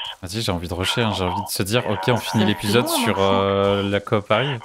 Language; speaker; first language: French; native; French